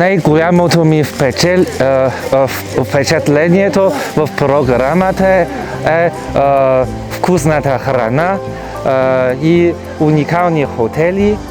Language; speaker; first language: Bulgarian; non-native, fluent; Chinese